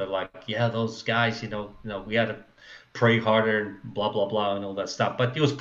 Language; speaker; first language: English; non-native, fluent; Russian